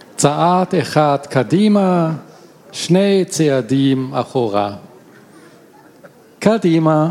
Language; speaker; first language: Hebrew; non-native, learner; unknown